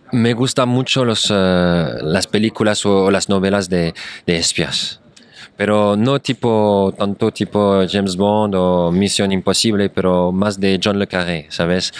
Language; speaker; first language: Spanish; non-native, fluent; French